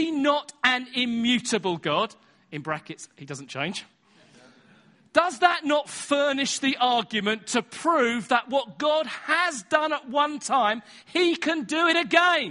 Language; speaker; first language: English; native; English